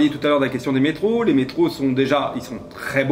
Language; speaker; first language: French; native; French